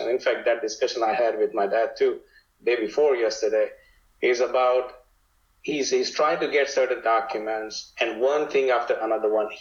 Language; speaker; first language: English; non-native, local second language; Gujarati